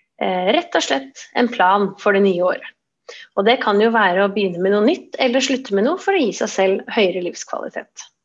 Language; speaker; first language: Norwegian; native; Norwegian